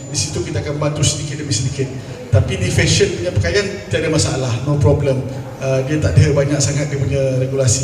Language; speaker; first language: Malay; native; Malay